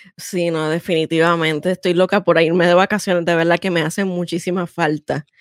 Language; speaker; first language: Spanish; native; Spanish